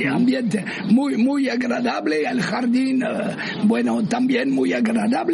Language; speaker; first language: Spanish; non-native, fluent; French